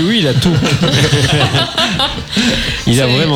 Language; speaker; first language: French; native; French